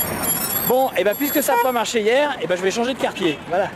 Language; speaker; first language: French; native; French